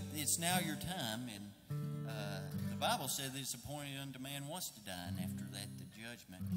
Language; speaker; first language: English; native; English